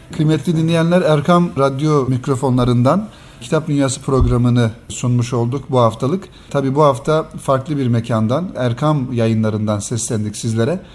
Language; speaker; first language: Turkish; native; Turkish